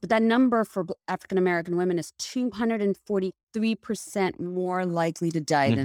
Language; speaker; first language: English; non-native, local second language; Bangla